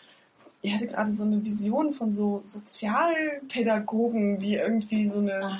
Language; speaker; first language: German; native; German